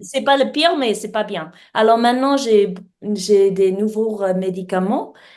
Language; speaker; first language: French; non-native, learner; English